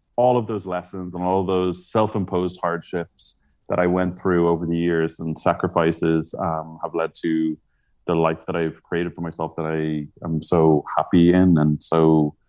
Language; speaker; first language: English; native; English